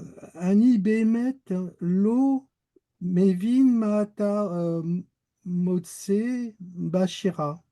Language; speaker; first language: Hebrew; non-native, learner; French